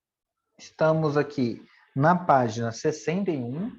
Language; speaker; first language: Portuguese; native; Portuguese